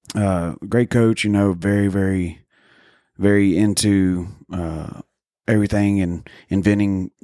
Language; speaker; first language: English; native; English